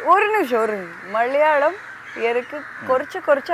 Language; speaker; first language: Malayalam; non-native, learner; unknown